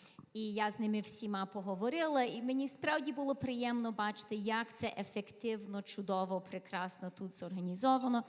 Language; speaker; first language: Ukrainian; early bilingual, heritage; Ukrainian